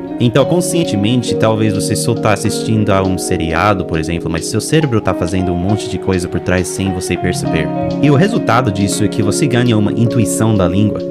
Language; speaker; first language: Portuguese; non-native, fluent; English